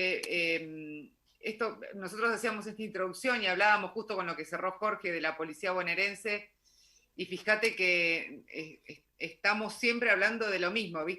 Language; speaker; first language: Spanish; native; Spanish